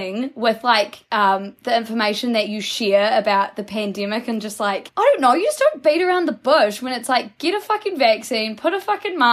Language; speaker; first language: English; native; English